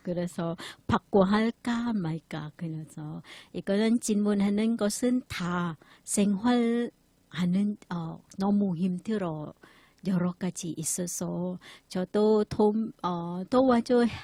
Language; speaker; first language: Korean; non-native, learner; Thai